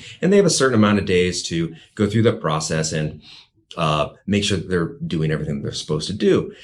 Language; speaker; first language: English; native; English